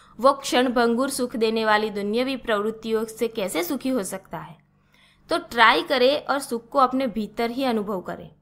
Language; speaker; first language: Hindi; non-native, local second language; Gujarati